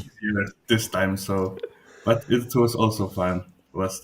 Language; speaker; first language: English; non-native, fluent; Polish